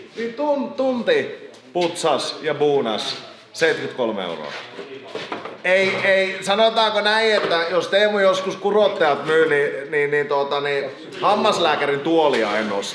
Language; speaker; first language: Finnish; native; Finnish